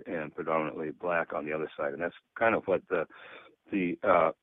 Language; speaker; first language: English; native; English